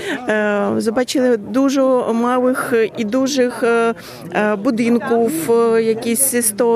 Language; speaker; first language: Polish; non-native, learner; Ukrainian